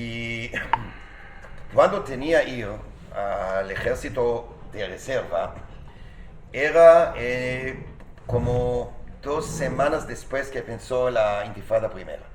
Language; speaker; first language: Spanish; non-native, fluent; Hebrew